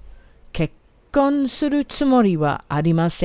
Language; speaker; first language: Japanese; non-native, fluent; English